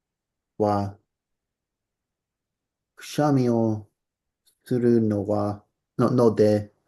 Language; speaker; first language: Japanese; non-native, learner; English